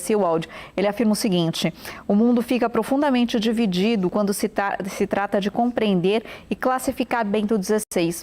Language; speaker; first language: Portuguese; native; Portuguese